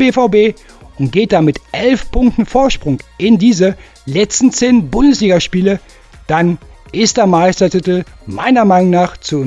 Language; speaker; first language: German; native; German